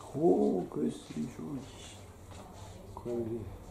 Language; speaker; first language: Italian; non-native, learner; French